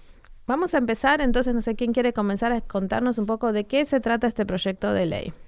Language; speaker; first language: Spanish; native; Spanish